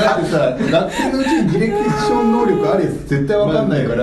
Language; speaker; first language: Japanese; native; Japanese